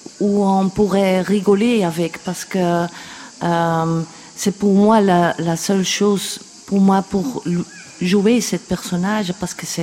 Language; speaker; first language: French; non-native, local second language; Dutch